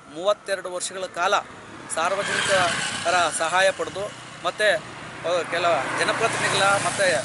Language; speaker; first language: Kannada; native; Kannada